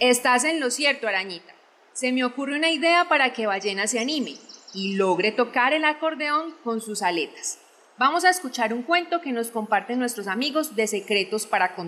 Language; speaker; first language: Spanish; native; Spanish